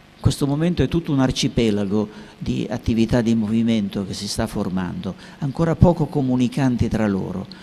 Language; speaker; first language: Italian; native; Italian